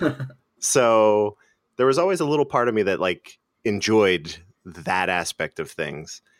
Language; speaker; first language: English; native; English